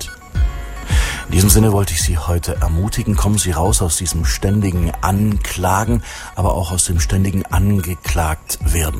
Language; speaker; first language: German; native; German